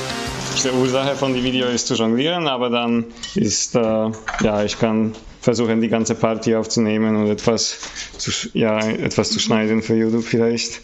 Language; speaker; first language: German; non-native, fluent; Polish